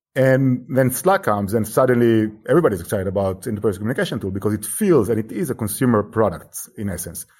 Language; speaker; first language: English; non-native, fluent; Hebrew